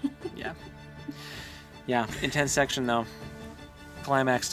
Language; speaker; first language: English; native; English